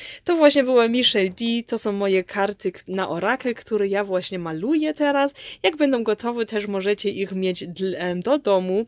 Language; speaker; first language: Polish; early bilingual, heritage; Polish